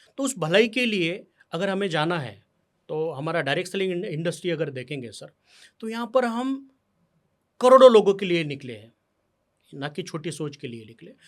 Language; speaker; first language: Hindi; non-native, local second language; Marathi